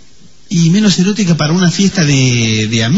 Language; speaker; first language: Spanish; native; Spanish